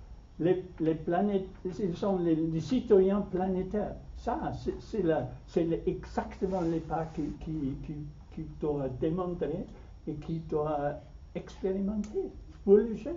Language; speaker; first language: French; non-native, fluent; German